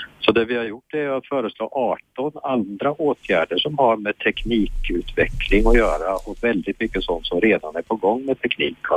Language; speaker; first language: Swedish; native; Swedish